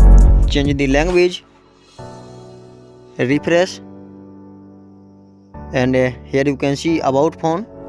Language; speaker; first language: English; non-native, local second language; Hindi